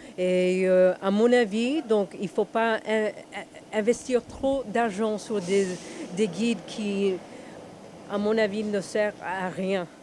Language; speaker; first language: French; non-native, fluent; Spanish